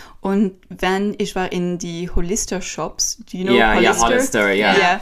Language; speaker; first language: German; non-native, learner; French